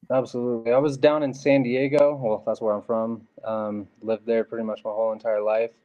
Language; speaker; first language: English; native; English